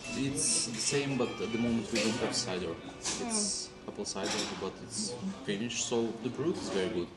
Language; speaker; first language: English; non-native, learner; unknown